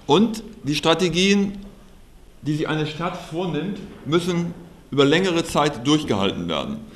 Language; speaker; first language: German; native; German